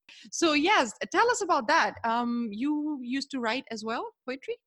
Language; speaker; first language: English; non-native, local second language; Hindi